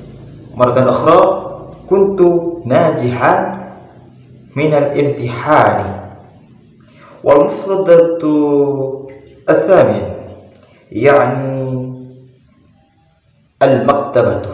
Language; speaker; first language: Arabic; non-native, learner; Indonesian